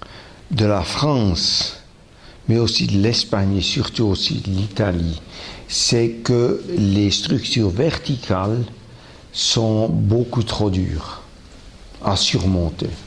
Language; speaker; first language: French; non-native, local second language; German